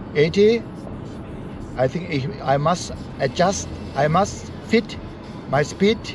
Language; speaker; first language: English; non-native, learner; Turkish